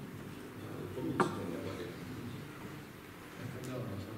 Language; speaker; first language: Polish; non-native, learner; Russian